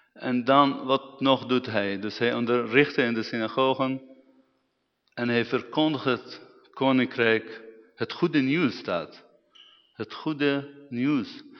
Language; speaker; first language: Dutch; non-native, fluent; Arabic